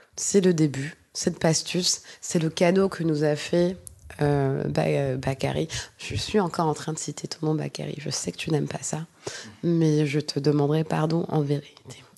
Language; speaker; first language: French; native; French